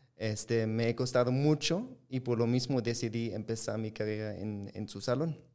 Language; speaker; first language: Spanish; non-native, fluent; German